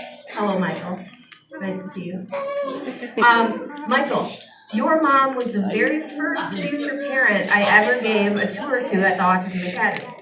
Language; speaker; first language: English; native; English